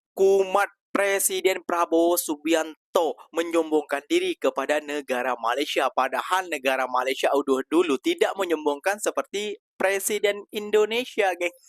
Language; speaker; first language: Indonesian; native; Indonesian